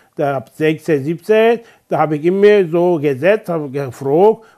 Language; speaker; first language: German; non-native, learner; Turkish